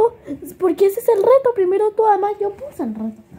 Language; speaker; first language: Spanish; native; Spanish